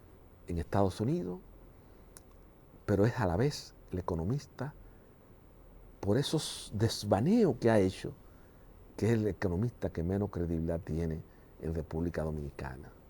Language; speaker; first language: Spanish; native; Spanish